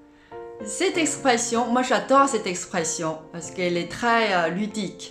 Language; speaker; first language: French; non-native, fluent; Cantonese